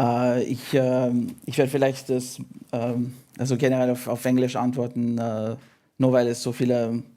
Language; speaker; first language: German; non-native, fluent; English